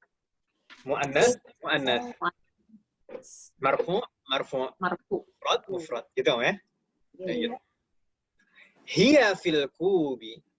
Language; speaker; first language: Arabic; non-native, fluent; Indonesian